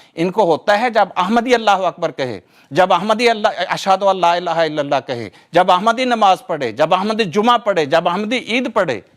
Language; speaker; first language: Urdu; non-native, local second language; Punjabi